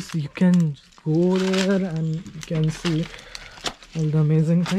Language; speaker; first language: English; non-native, local second language; Marathi